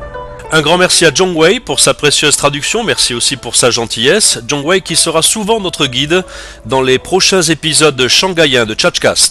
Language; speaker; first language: French; native; French